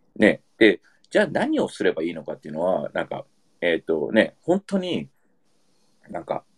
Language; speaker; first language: Japanese; early bilingual, heritage; Japanese